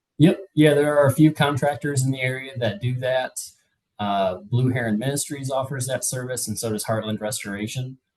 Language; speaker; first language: English; native; English